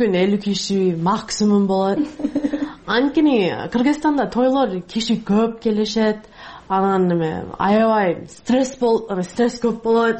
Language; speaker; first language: Kyrgyz; non-native, learner; English